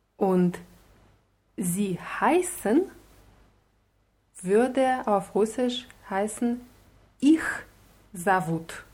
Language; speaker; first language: German; non-native, fluent; Russian